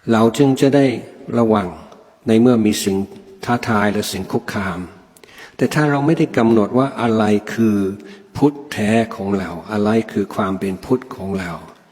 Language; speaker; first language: Thai; non-native, fluent; English